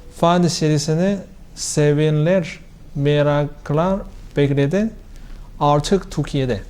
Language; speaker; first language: Turkish; non-native, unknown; Chinese